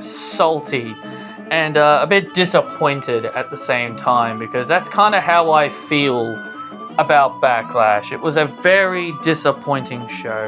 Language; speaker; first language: English; native; English